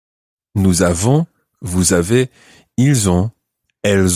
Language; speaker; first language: French; non-native, fluent; English